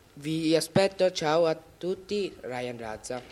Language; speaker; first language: Italian; non-native, fluent; Bangla